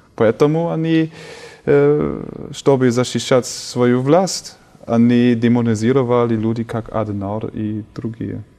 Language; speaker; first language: Russian; non-native, fluent; German